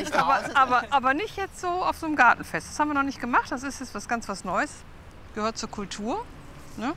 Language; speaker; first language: German; native; German